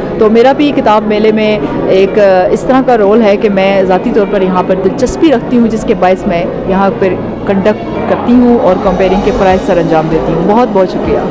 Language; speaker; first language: Urdu; native; Urdu